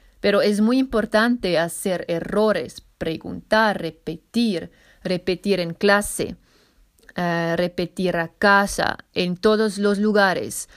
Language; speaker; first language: Spanish; non-native, fluent; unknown